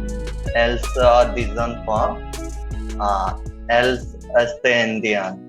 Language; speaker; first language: French; non-native, learner; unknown